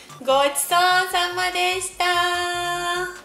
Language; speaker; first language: Japanese; native; Japanese